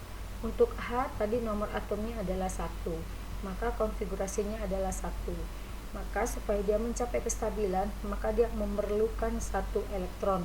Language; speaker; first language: Indonesian; native; Indonesian